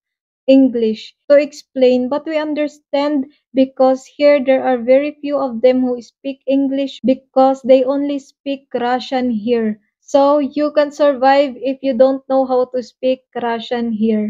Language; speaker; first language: English; non-native, local second language; Waray